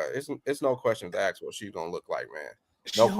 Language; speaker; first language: English; native; English